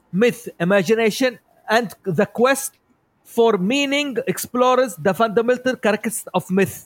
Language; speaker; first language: English; non-native, fluent; Arabic